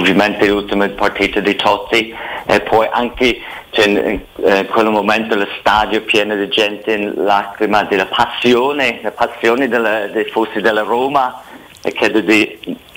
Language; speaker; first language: Italian; non-native, fluent; English